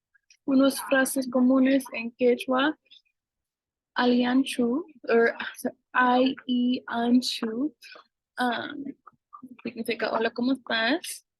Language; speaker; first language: Spanish; non-native, fluent; English